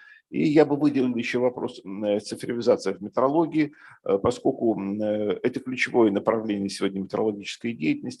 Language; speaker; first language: Russian; native; Russian